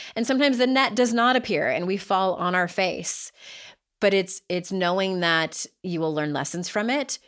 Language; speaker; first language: English; native; English